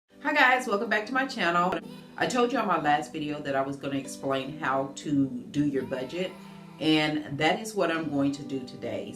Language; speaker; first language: English; native; English